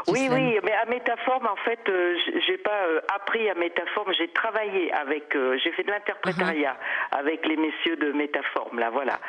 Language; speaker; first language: French; native; French